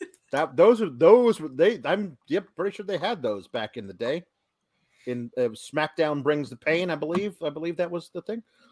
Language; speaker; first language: English; native; English